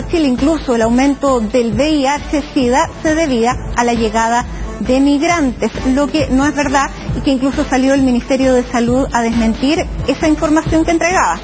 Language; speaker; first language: Spanish; native; Spanish